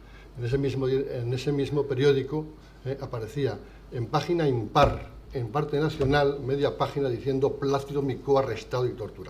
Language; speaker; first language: Spanish; native; Spanish